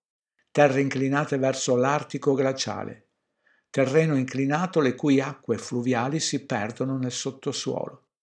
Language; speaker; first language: Italian; native; Italian